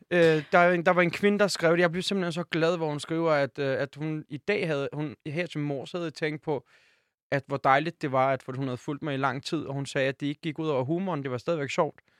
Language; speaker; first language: Danish; early bilingual, other home language; Turkish